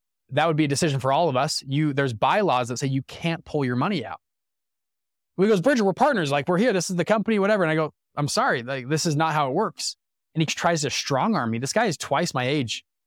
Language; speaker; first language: English; native; English